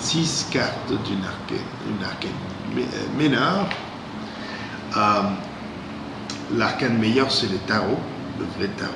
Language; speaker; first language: French; non-native, fluent; English